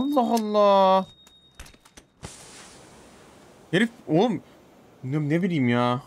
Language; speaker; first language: Turkish; native; Turkish